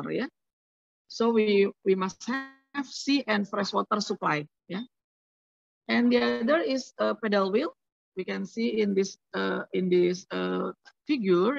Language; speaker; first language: English; non-native, learner; Indonesian